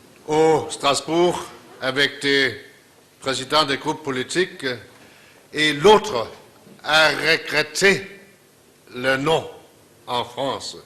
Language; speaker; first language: French; non-native, fluent; Danish